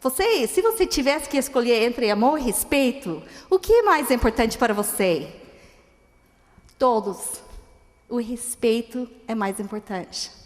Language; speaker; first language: Portuguese; non-native, fluent; English